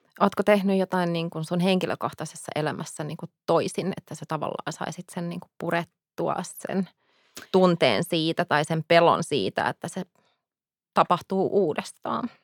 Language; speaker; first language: Finnish; native; Finnish